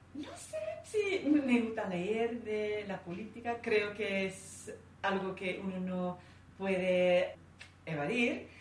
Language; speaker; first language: Spanish; non-native, fluent; English